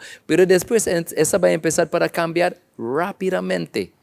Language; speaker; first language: Spanish; non-native, learner; English